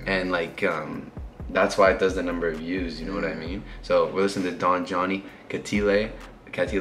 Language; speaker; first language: English; native; English